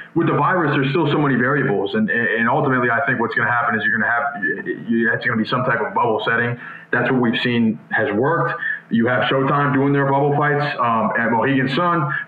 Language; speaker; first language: English; native; English